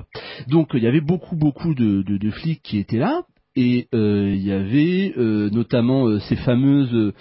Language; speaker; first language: French; native; French